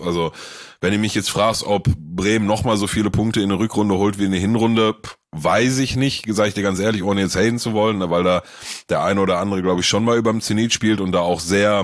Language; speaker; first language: German; native; German